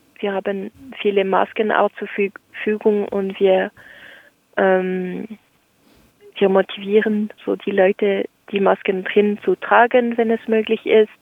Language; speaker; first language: German; non-native, local second language; French